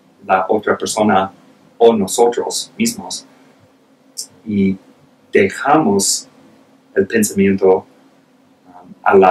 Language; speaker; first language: Spanish; non-native, fluent; English